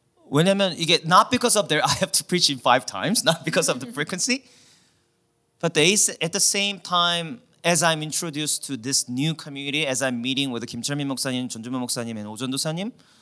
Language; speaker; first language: English; non-native, fluent; Korean